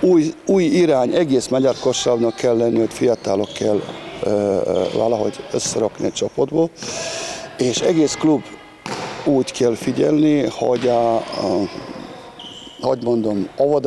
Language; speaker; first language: Hungarian; non-native, learner; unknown